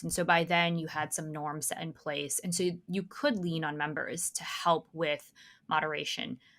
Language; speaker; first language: English; native; English